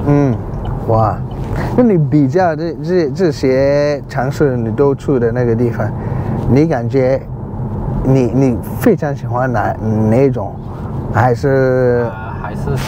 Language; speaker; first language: Chinese; non-native, learner; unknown